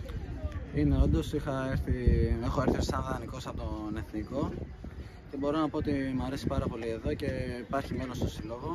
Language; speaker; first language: Greek; non-native, local second language; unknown